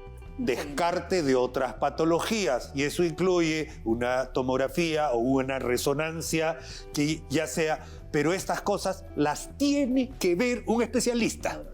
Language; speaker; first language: Spanish; native; Spanish